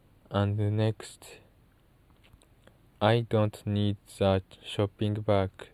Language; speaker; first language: English; non-native, learner; Japanese